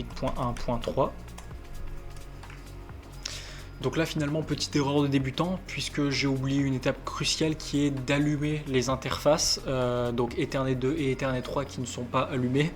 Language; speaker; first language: French; native; French